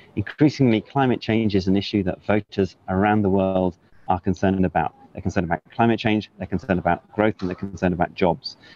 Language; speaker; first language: English; native; English